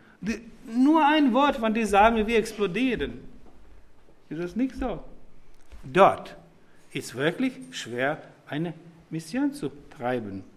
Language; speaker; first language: German; non-native, fluent; Serbian